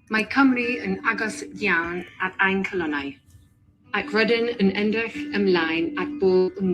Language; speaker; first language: Welsh; non-native, learner; English